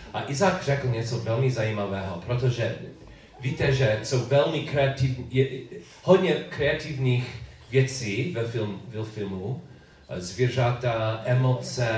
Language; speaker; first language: Czech; non-native, learner; English